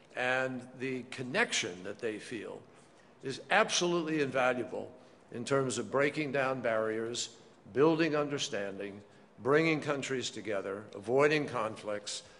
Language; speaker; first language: English; native; English